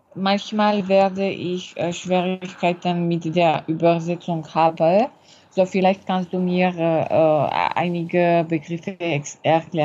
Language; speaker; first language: German; non-native, learner; French